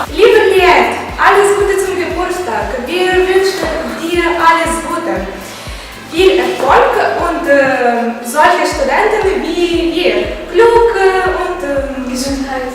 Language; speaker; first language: German; non-native, learner; Ukrainian